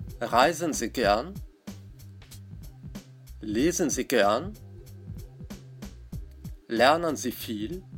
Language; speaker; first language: German; non-native, fluent; Russian